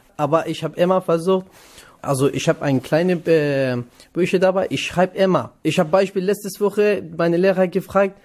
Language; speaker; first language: German; non-native, learner; Kurdish